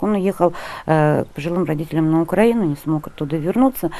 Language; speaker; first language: Russian; native; Russian